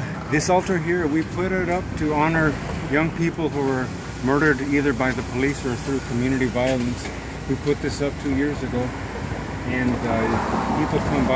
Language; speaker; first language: English; native; English